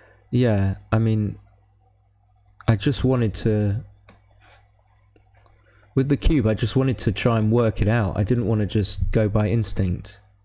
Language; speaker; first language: English; native; English